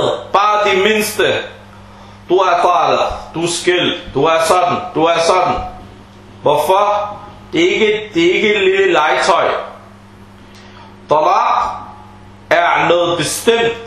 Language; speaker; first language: Danish; early bilingual, other home language; Arabic